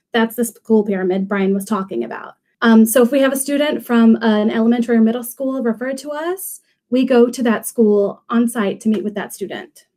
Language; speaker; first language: English; native; English